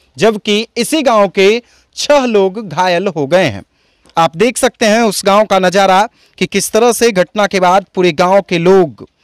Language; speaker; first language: Hindi; native; Hindi